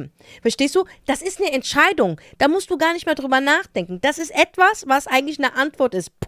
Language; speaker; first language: German; native; German